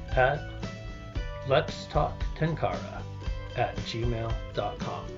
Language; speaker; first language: English; native; English